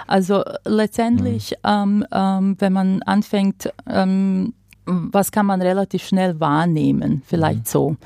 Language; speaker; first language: German; non-native, fluent; Croatian